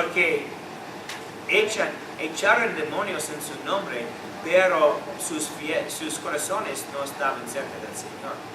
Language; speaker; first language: Spanish; non-native, fluent; English